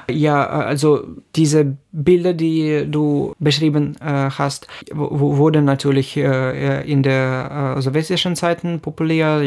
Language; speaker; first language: German; non-native, fluent; Ukrainian